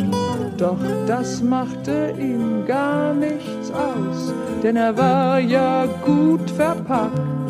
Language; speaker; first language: German; non-native, learner; Spanish